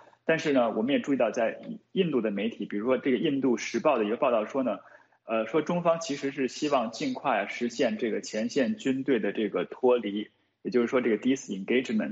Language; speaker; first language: Chinese; native; Chinese